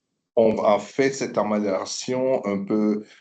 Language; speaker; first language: French; non-native, local second language; German